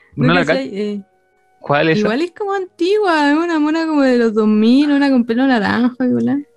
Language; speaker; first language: Spanish; native; Spanish